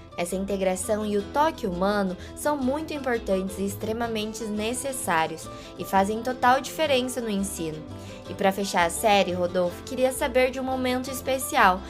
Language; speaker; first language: Portuguese; native; Portuguese